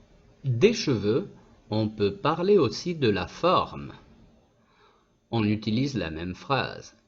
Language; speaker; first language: French; non-native, fluent; Spanish